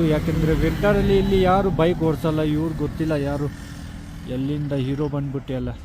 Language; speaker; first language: Kannada; non-native, local second language; Ladakhi